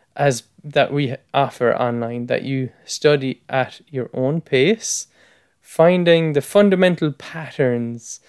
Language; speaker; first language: English; native; English